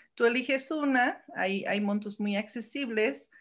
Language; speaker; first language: Spanish; early bilingual, heritage; Spanish